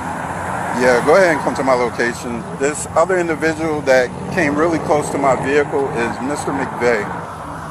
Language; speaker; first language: English; native; English